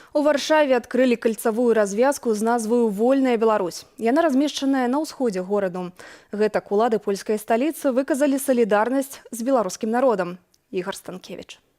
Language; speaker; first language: Belarusian; native; Belarusian